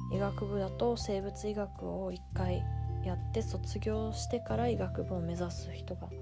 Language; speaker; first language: Japanese; early bilingual, other home language; English